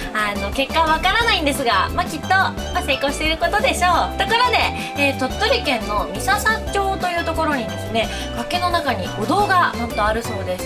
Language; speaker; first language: Japanese; native; Japanese